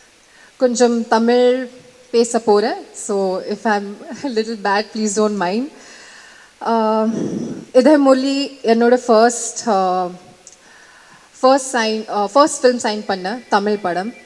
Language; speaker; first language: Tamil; non-native, learner; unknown